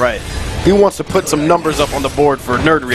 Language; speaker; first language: English; native; English